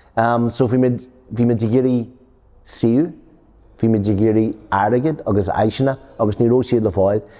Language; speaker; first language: Irish; non-native, local second language; English